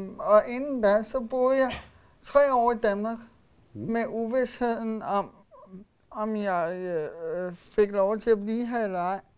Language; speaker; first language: Danish; early bilingual, other home language; Bosnian